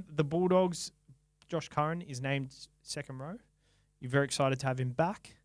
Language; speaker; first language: English; native; English